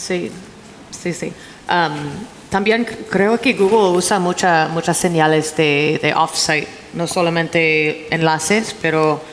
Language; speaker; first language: Spanish; non-native, fluent; English